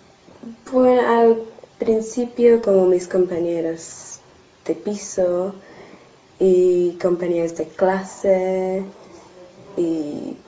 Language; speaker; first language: Spanish; non-native, learner; English